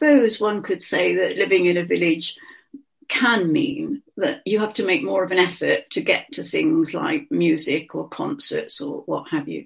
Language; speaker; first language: English; native; English